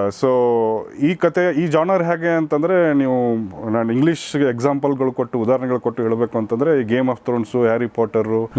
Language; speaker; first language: Kannada; native; Kannada